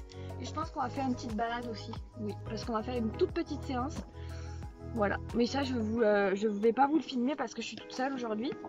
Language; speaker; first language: French; native; French